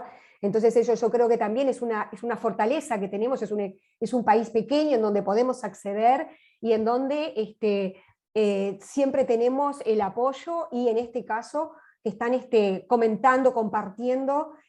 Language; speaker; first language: Spanish; native; Spanish